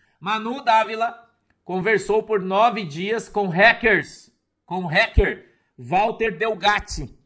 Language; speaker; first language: Portuguese; native; Portuguese